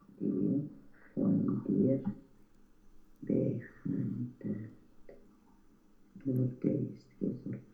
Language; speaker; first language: German; non-native, fluent; Romanian